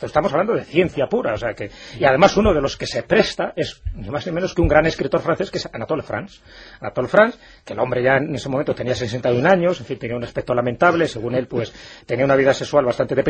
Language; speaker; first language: Spanish; native; Spanish